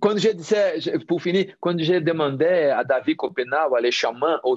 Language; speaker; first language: French; non-native, fluent; Portuguese